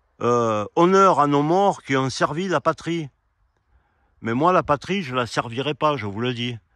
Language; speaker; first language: French; native; French